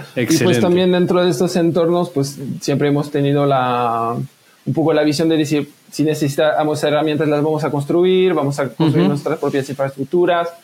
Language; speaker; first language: Spanish; non-native, fluent; French